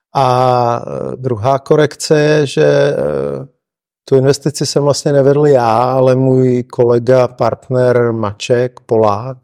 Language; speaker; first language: Czech; native; Czech